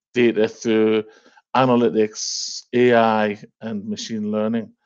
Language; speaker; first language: English; native; English